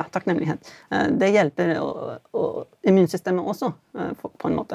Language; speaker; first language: Swedish; non-native, fluent; English